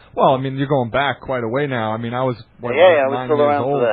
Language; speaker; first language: English; native; English